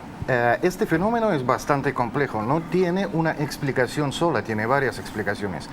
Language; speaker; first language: Spanish; non-native, fluent; Russian